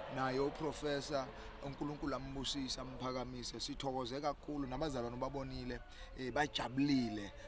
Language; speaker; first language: Zulu; non-native, local second language; Swati